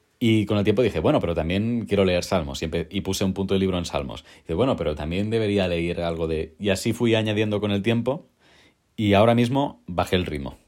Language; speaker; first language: Spanish; native; Spanish